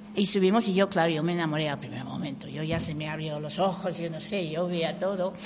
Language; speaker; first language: Spanish; non-native, fluent; English